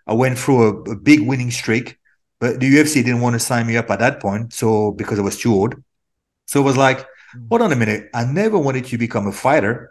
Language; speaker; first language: English; non-native, fluent; French